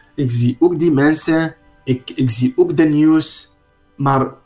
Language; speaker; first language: Dutch; non-native, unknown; Arabic